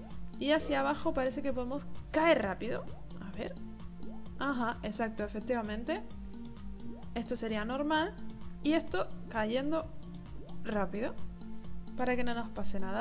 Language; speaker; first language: Spanish; native; Spanish